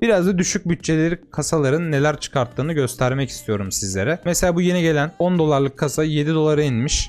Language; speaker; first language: Turkish; native; Turkish